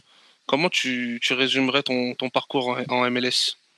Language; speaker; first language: French; native; French